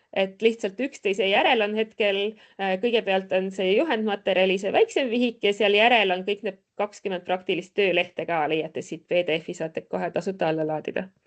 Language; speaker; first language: Estonian; native; Estonian